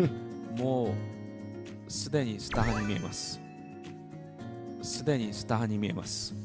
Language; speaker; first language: Japanese; non-native, learner; Korean